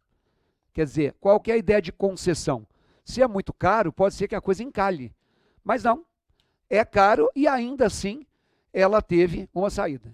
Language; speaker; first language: Portuguese; native; Portuguese